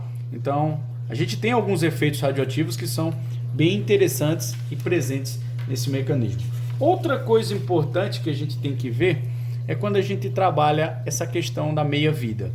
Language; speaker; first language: Portuguese; native; Portuguese